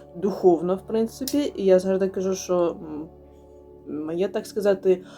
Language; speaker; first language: Ukrainian; non-native, local second language; Russian